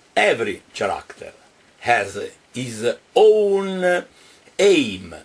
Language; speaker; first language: English; non-native, fluent; Italian